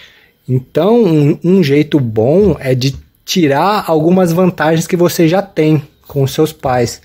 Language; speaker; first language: Portuguese; native; Portuguese